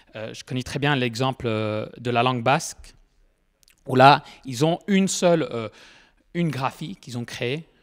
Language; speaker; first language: French; non-native, fluent; English